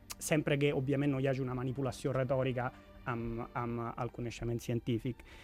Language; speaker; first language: Catalan; non-native, fluent; Italian